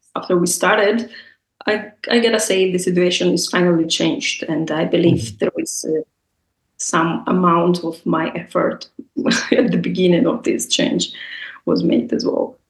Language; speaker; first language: English; non-native, fluent; Russian